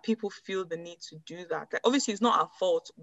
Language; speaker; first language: English; non-native, local second language; Yoruba